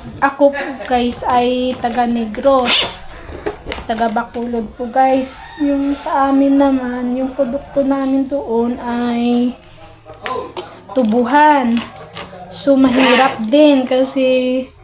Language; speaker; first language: Filipino; non-native, local second language; Hiligaynon